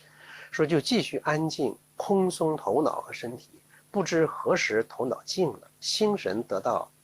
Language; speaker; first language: Chinese; native; Chinese